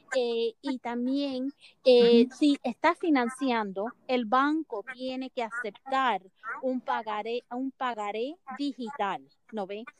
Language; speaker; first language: Spanish; early bilingual, heritage; Spanish